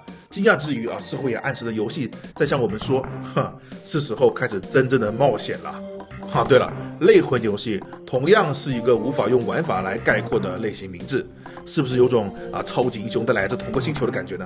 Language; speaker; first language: Chinese; native; Chinese